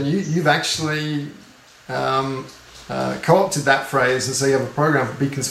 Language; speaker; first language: English; native; English